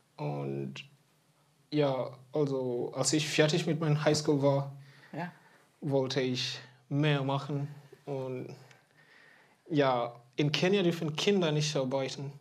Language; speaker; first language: German; non-native, fluent; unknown